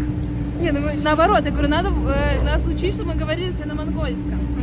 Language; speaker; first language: Russian; native; Russian